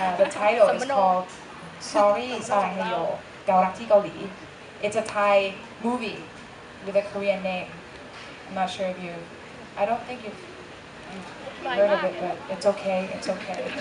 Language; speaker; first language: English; non-native, fluent; Thai